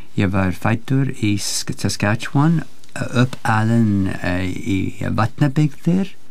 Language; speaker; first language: Icelandic; early bilingual, heritage; Icelandic